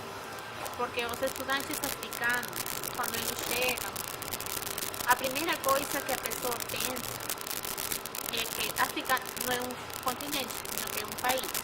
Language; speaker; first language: Portuguese; non-native, fluent; Spanish